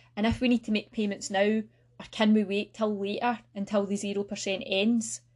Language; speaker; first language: English; native; English